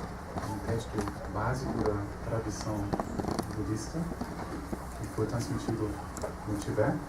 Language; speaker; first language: Portuguese; non-native, fluent; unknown